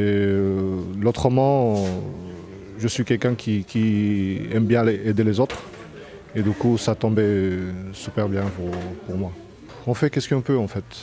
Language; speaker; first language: French; non-native, learner; Albanian